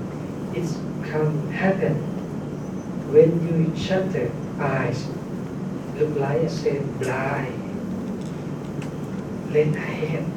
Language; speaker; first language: English; non-native, learner; Thai